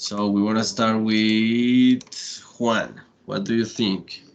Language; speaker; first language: English; non-native, learner; Spanish